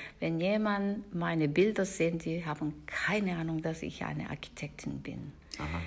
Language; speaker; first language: German; non-native, fluent; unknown